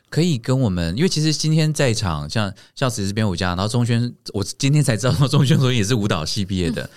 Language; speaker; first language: Chinese; native; Chinese